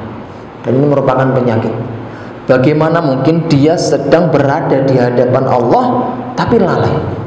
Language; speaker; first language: Indonesian; native; Indonesian